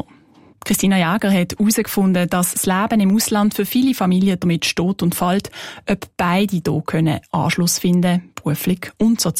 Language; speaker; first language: German; native; German